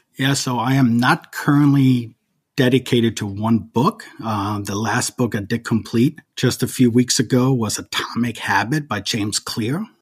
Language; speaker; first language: English; early bilingual, other home language; German